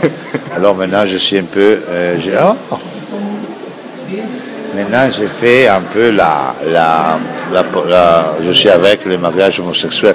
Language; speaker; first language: French; non-native, fluent; Italian